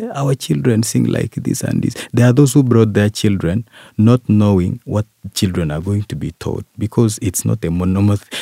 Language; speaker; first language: English; non-native, local second language; Kalenjin